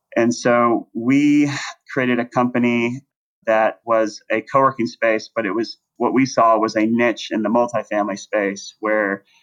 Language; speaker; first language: English; native; English